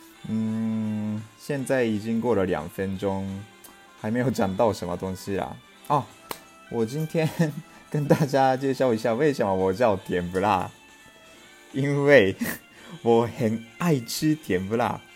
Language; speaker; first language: Chinese; non-native, fluent; Japanese